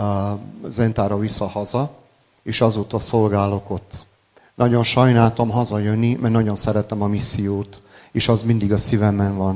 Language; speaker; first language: Hungarian; non-native, local second language; Serbian